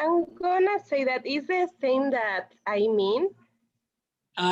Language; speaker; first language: English; non-native, learner; Spanish